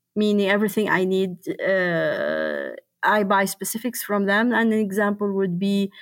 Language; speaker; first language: English; non-native, fluent; Arabic